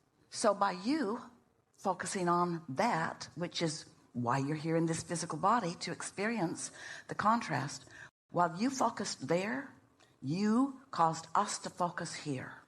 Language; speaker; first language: English; native; English